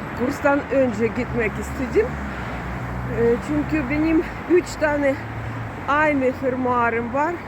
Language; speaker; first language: Turkish; non-native, learner; Russian